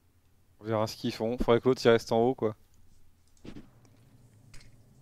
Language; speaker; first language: French; native; French